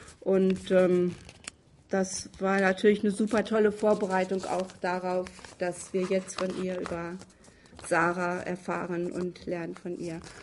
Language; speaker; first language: German; native; German